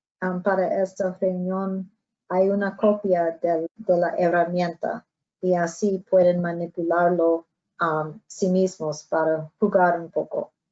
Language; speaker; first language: Spanish; non-native, fluent; English